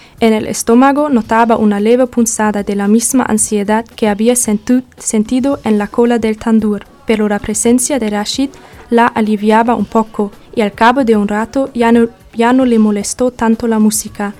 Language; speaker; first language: Spanish; non-native, learner; German